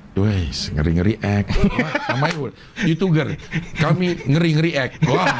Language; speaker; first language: Indonesian; native; Indonesian